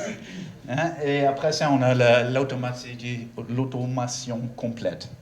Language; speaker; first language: French; non-native, learner; German